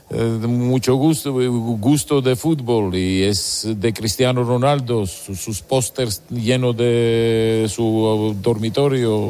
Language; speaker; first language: Spanish; non-native, learner; Georgian